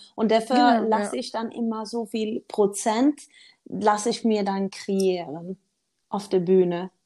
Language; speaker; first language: German; non-native, fluent; Swedish